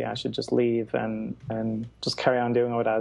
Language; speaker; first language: English; native; English